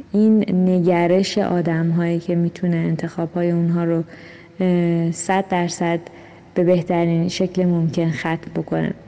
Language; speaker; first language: Persian; native; Persian